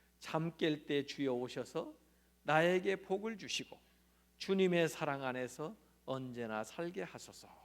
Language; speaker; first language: Korean; native; Korean